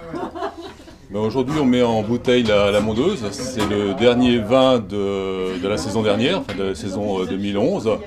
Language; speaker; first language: French; native; French